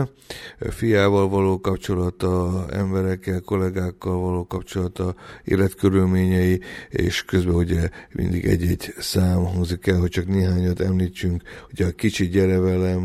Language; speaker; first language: Hungarian; native; Hungarian